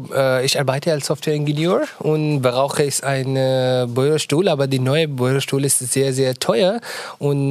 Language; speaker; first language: German; non-native, learner; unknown